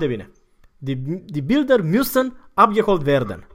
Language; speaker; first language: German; non-native, fluent; Romanian